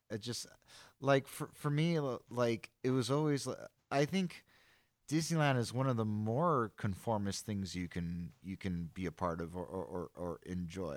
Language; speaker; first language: English; native; English